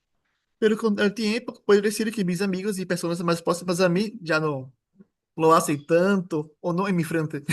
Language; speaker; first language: Spanish; non-native, fluent; Portuguese